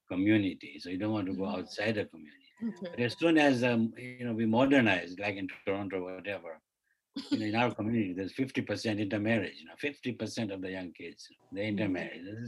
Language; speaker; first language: English; non-native, local second language; Kachhi